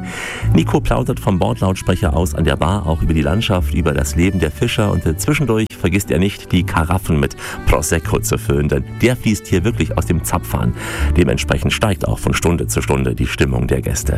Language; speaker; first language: German; native; German